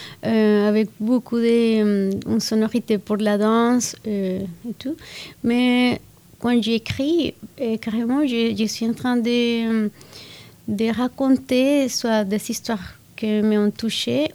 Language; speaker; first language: French; non-native, fluent; Spanish